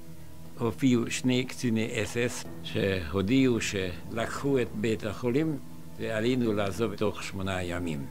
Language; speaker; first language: Hebrew; non-native, fluent; Hungarian